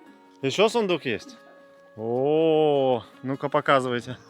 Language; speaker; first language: Russian; native; Russian